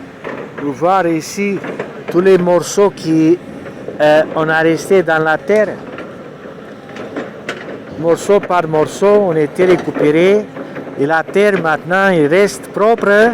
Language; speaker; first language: French; non-native, learner; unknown